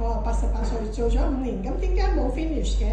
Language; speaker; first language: Cantonese; native; Cantonese